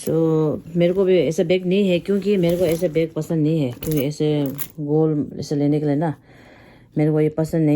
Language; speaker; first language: Hindi; non-native, local second language; Tibetan